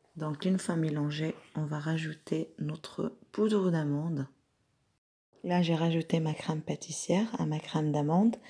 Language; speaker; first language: French; non-native, local second language; Arabic